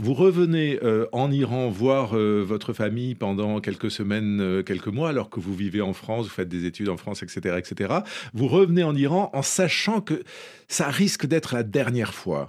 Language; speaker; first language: French; native; French